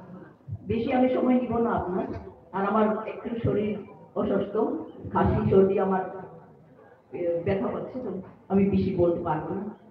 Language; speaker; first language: Bangla; non-native, local second language; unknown